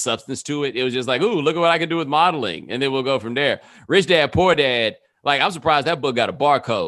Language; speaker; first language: English; native; English